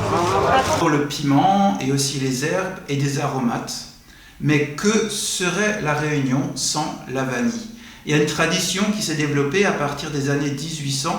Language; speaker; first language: French; native; French